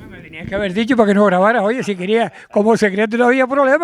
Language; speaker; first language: Spanish; native; Spanish